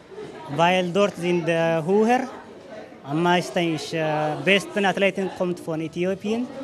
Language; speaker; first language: German; non-native, learner; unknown